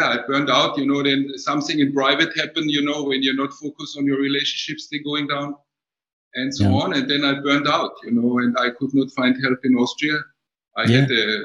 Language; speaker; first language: English; non-native, fluent; German